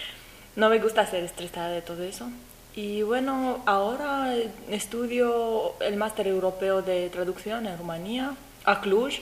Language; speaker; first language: Spanish; non-native, fluent; English